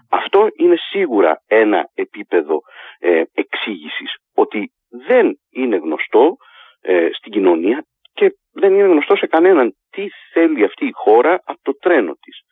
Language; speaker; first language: Greek; native; Greek